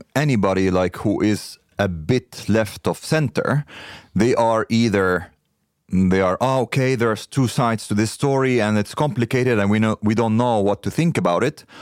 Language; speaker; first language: English; non-native, fluent; Arabic